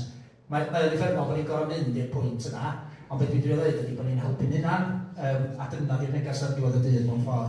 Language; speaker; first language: Welsh; native; Welsh